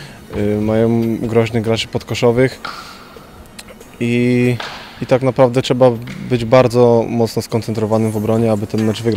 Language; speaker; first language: Polish; native; Polish